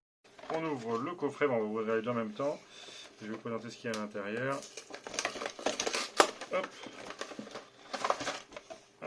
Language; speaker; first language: French; native; French